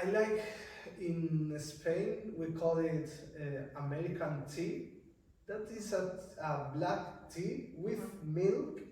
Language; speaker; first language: English; non-native, learner; Spanish